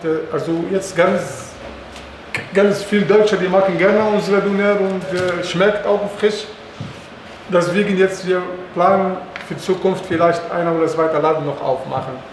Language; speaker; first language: German; non-native, learner; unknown